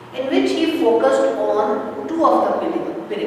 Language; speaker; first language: English; non-native, local second language; Urdu